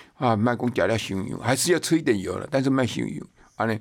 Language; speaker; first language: Min Nan Chinese; native; Min Nan Chinese